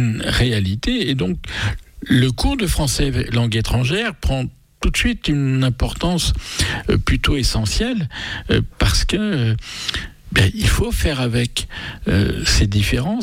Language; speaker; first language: French; native; French